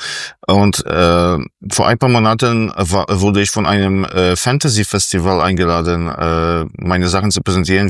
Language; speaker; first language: German; non-native, fluent; Polish